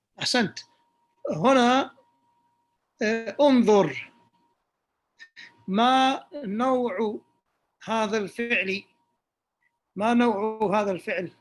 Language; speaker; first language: Arabic; non-native, fluent; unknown